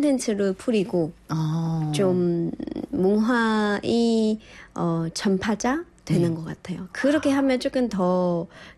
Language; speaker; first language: Korean; non-native, fluent; Chinese